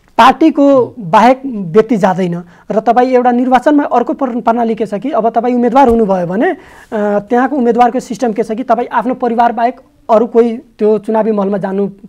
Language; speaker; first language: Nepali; non-native, local second language; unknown